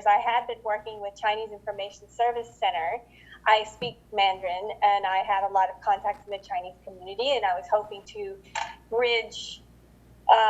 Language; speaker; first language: English; native; English